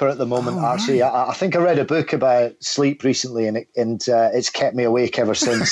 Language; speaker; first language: English; native; English